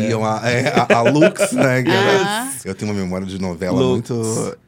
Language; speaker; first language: Portuguese; native; Portuguese